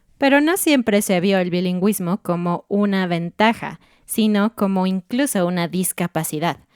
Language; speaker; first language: Spanish; native; Spanish